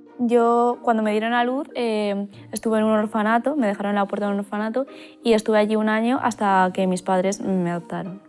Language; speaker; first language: Spanish; native; Spanish